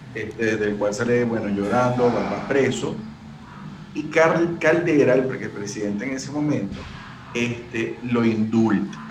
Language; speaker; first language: Spanish; native; Spanish